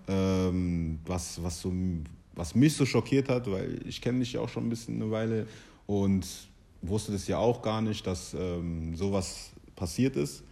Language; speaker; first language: German; early bilingual, other home language; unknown